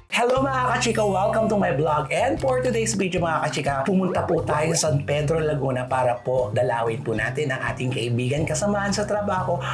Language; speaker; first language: Filipino; native; Filipino